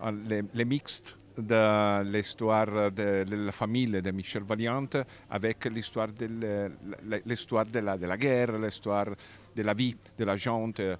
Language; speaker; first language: French; non-native, learner; Italian